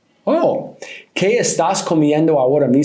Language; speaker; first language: Spanish; non-native, learner; English